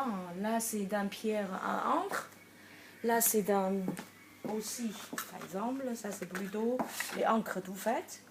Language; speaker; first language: French; non-native, learner; Chinese